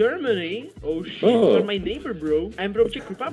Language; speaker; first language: English; non-native, learner; Czech